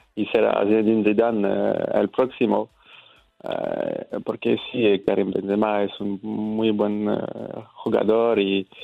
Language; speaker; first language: Spanish; non-native, fluent; French